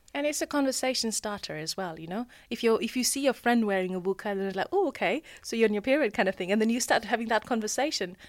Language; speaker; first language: English; non-native, local second language; Nepali